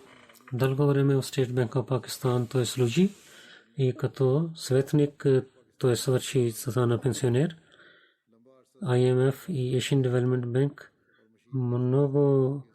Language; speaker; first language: Bulgarian; non-native, learner; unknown